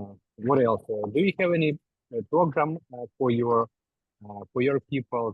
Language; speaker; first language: English; non-native, learner; Ukrainian